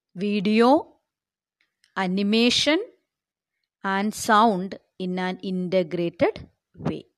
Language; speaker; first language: English; non-native, local second language; Malayalam